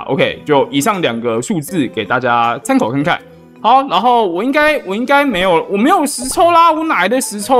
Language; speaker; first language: Chinese; native; Chinese